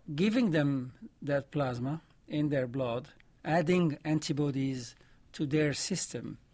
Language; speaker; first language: English; non-native, fluent; French